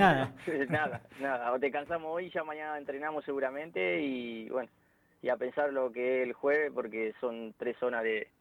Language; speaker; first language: Spanish; native; Spanish